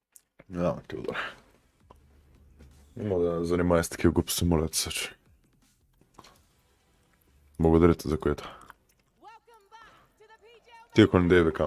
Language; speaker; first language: Bulgarian; native; Bulgarian